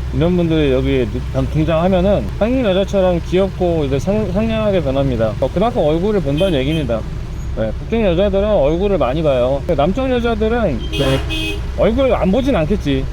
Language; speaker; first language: Korean; native; Korean